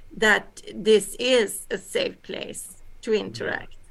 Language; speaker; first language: English; early bilingual, other home language; Swedish